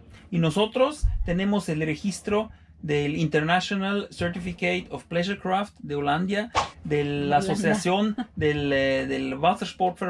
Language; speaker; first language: Spanish; non-native, fluent; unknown